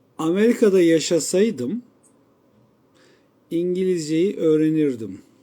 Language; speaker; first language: Turkish; native; Turkish